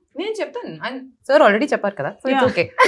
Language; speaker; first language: Telugu; non-native, learner; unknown